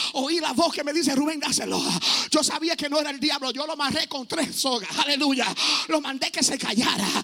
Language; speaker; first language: Spanish; early bilingual, heritage; Spanish